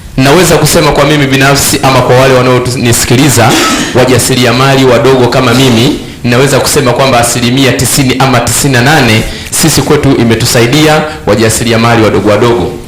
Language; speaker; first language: Swahili; native; Swahili